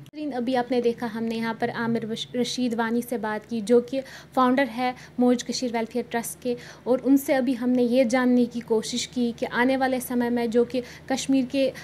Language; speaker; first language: Hindi; non-native, local second language; Kashmiri